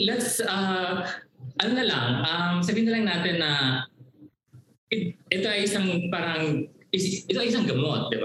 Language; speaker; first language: English; non-native, local second language; Cebuano